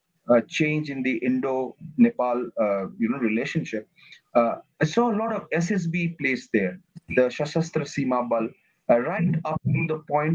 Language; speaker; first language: English; non-native, local second language; Nepali